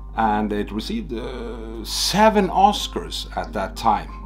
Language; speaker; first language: English; non-native, fluent; Swedish